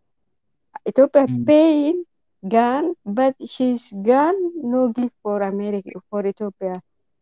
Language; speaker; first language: English; non-native, learner; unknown